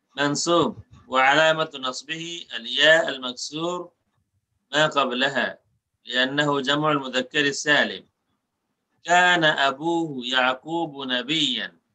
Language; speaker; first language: Arabic; non-native, fluent; Bangla